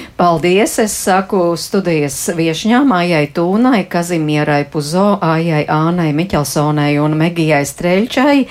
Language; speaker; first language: Latvian; native; Latvian